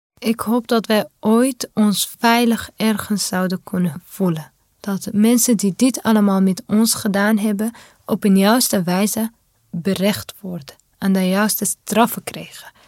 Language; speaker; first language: Dutch; non-native, fluent; Kurdish